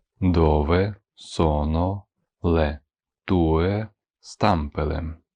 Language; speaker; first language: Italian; non-native, fluent; Ukrainian